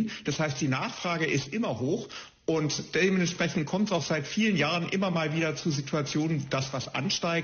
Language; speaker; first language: German; native; German